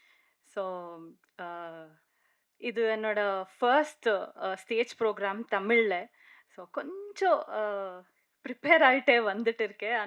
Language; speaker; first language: Tamil; non-native, learner; Kannada